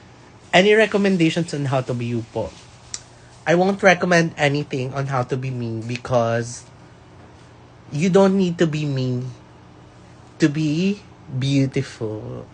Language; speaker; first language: English; non-native, local second language; Filipino